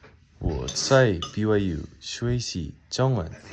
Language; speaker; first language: Chinese; non-native, learner; English